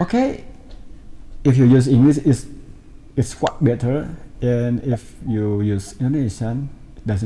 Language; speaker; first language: English; non-native, fluent; Indonesian